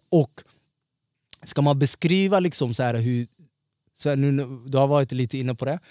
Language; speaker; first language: Swedish; early bilingual, other home language; Somali